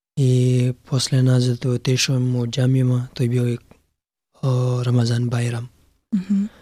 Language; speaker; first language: Serbian; non-native, learner; Pashto